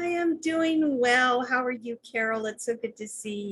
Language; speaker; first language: English; native; English